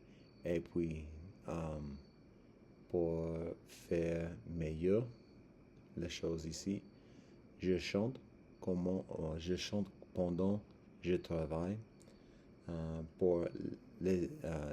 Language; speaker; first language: French; non-native, learner; English